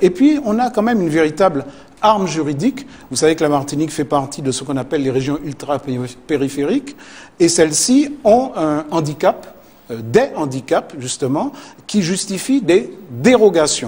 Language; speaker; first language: French; native; French